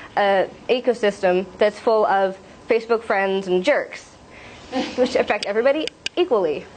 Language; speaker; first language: English; native; English